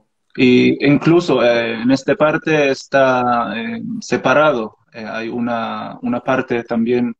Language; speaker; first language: Spanish; non-native, learner; Arabic